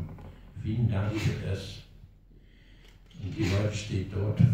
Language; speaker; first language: German; non-native, learner; Danish